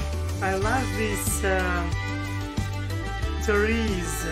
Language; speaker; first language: English; non-native, learner; Russian